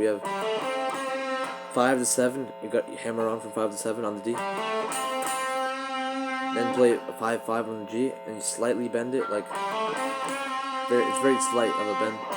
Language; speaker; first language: English; native; English